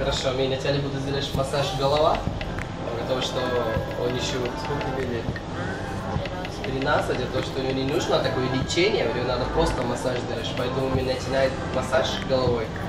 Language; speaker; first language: Russian; non-native, learner; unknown